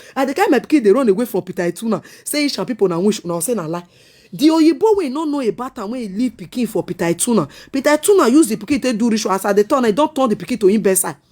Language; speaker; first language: Nigerian Pidgin; non-native, local second language; Esan